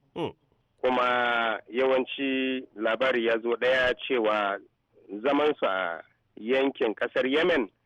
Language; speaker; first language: Hausa; native; Hausa